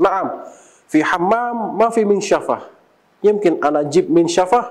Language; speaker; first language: Arabic; non-native, learner; Indonesian